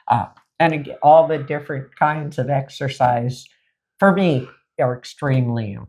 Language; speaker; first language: English; native; English